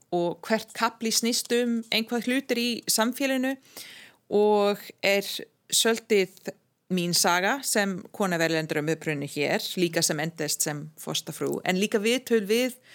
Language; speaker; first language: Icelandic; non-native, fluent; English